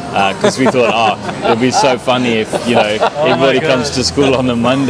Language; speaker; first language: English; native; English